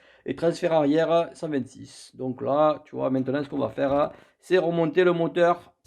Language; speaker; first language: French; native; French